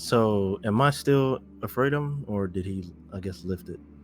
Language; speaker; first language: English; native; English